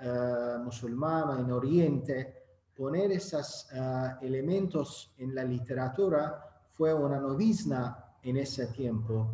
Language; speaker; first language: Spanish; non-native, learner; Azerbaijani